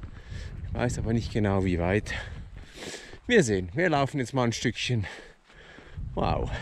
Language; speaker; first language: German; native; German